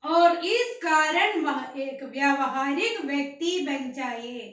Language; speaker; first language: Hindi; non-native, local second language; Malayalam